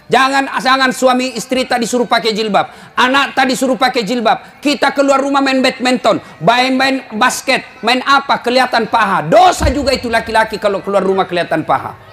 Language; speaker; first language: Indonesian; non-native, local second language; Buginese